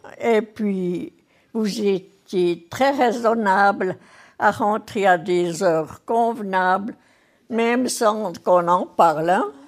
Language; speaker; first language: French; native; French